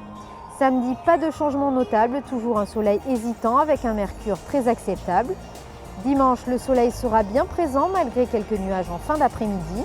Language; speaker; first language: French; native; French